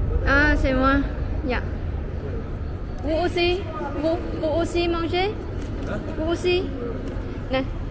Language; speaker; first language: French; non-native, learner; Vietnamese